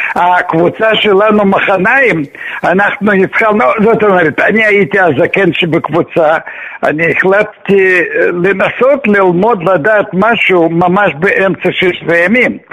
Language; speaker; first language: Hebrew; non-native, fluent; Russian